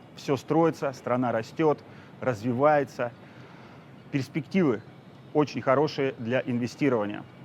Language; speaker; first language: Russian; native; Russian